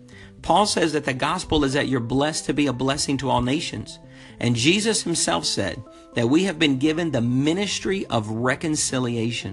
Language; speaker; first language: English; native; English